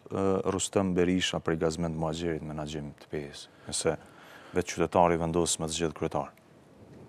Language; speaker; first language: Albanian; native; Albanian